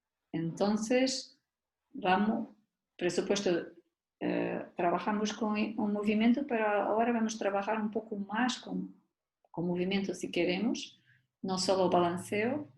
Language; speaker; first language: Spanish; non-native, learner; Portuguese